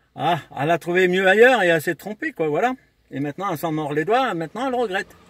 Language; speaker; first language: French; native; French